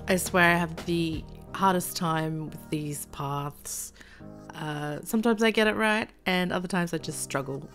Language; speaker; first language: English; native; English